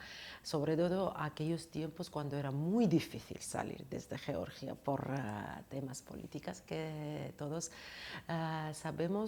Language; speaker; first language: Spanish; non-native, fluent; Georgian